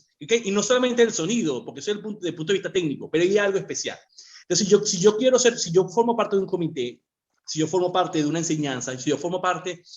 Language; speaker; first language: Spanish; native; Spanish